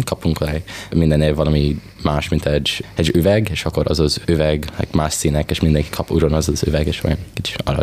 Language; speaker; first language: Hungarian; early bilingual, heritage; English